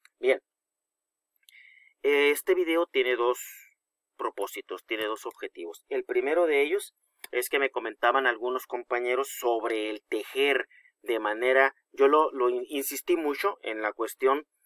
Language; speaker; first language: Spanish; native; Spanish